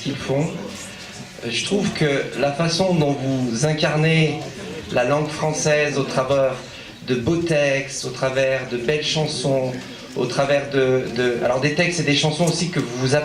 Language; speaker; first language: French; native; French